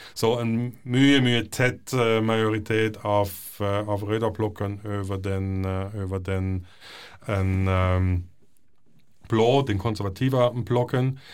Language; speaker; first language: Norwegian; non-native, fluent; German